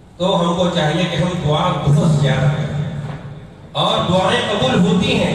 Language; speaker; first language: Urdu; non-native, local second language; Konkani